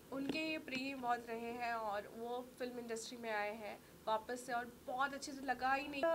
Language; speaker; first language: Hindi; native; Hindi